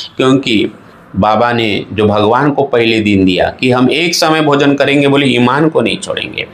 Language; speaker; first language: Hindi; non-native, local second language; Marathi